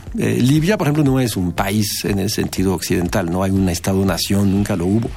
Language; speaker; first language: Spanish; non-native, fluent; French